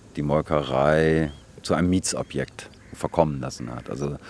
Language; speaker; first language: German; native; German